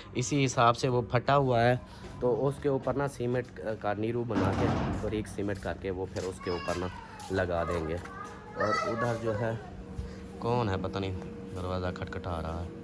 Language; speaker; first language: Urdu; non-native, local second language; Saraiki